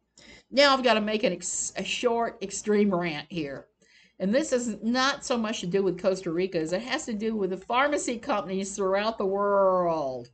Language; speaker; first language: English; native; English